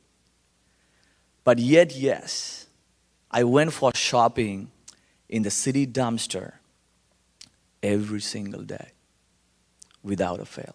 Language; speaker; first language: English; non-native, local second language; Bangla